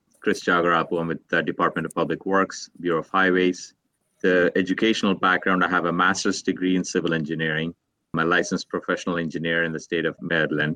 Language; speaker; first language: English; non-native, local second language; Telugu